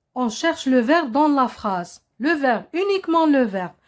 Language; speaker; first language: French; non-native, local second language; Arabic